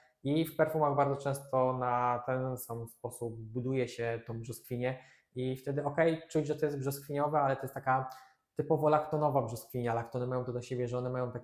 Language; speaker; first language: Polish; native; Polish